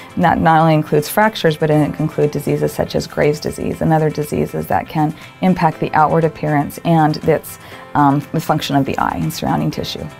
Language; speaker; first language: English; native; English